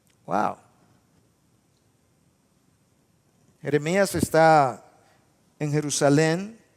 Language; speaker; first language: Spanish; native; Spanish